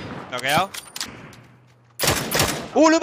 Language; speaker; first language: Spanish; native; Spanish